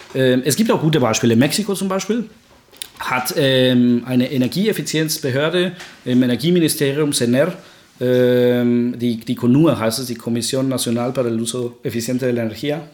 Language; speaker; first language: German; non-native, fluent; Spanish